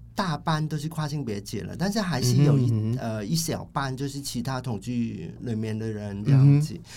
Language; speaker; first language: Chinese; non-native, fluent; Cantonese